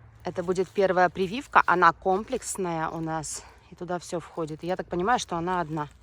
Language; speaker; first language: Russian; native; Russian